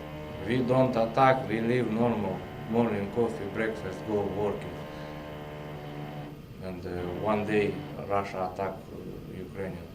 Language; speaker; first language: English; non-native, learner; Russian